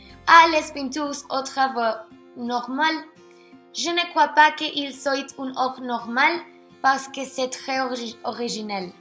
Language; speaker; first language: French; non-native, learner; Spanish